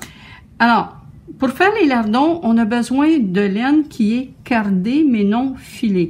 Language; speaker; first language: French; native; French